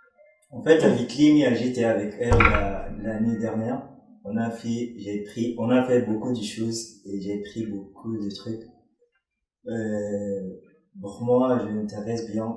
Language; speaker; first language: French; non-native, learner; Arabic